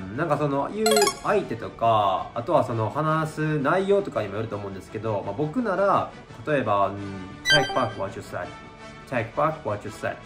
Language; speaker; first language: Japanese; native; Japanese